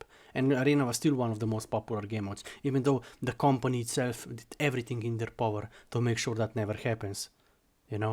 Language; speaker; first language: English; non-native, fluent; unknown